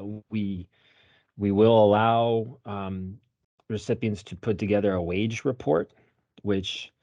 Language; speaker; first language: English; native; English